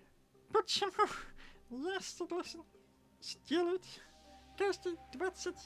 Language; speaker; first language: Russian; non-native, learner; English